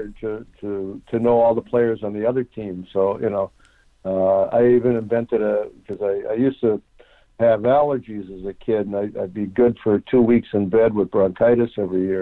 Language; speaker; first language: English; native; English